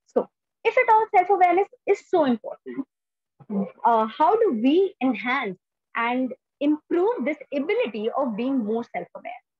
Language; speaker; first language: English; non-native, local second language; Hindi